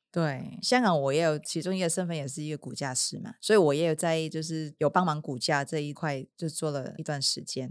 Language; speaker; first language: Chinese; non-native, local second language; Cantonese